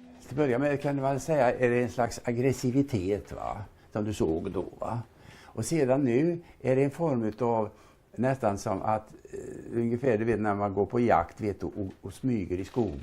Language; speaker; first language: Swedish; native; Swedish